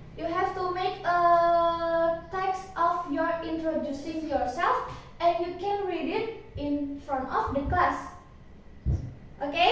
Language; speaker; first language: English; non-native, fluent; Indonesian